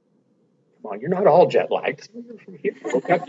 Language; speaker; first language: English; native; English